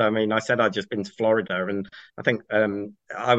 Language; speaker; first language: English; native; English